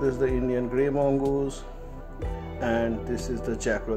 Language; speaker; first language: English; non-native, local second language; Hindi